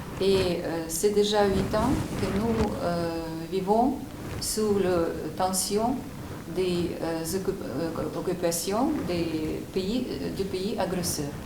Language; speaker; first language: French; non-native, fluent; Ukrainian